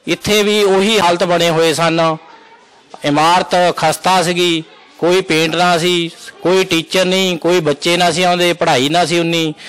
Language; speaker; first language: Punjabi; native; Punjabi